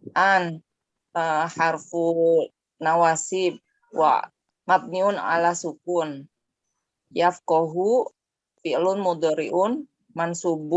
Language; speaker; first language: Arabic; non-native, learner; Indonesian